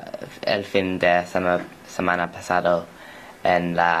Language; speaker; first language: Spanish; non-native, learner; English